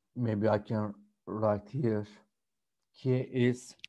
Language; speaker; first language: English; non-native, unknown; Turkish